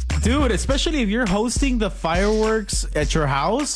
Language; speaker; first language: English; early bilingual, other home language; Spanish